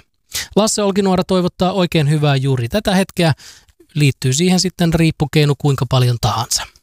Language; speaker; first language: Finnish; native; Finnish